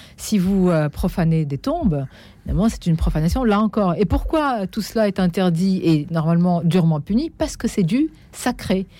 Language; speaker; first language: French; non-native, local second language; Arabic